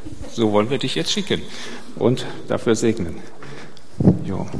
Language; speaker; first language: German; native; German